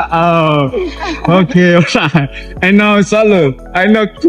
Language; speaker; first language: English; non-native, learner; Indonesian